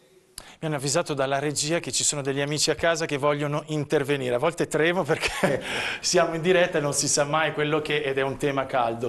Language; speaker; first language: Italian; native; Italian